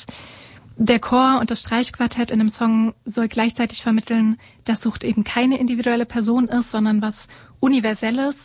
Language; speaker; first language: German; native; German